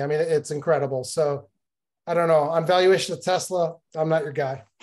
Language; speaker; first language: English; native; English